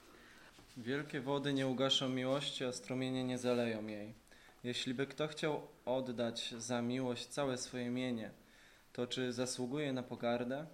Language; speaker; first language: Polish; native; Polish